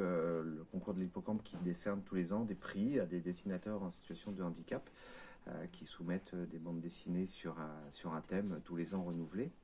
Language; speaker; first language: French; native; French